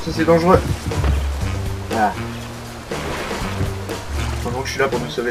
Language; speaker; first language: French; native; French